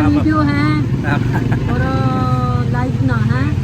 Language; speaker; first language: Filipino; non-native, learner; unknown